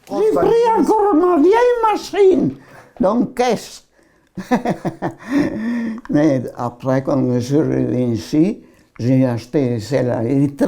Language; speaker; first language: French; non-native, learner; Italian